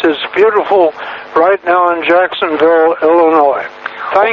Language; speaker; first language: English; native; English